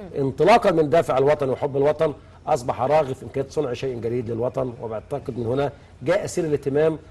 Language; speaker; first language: Egyptian Arabic; native; Egyptian Arabic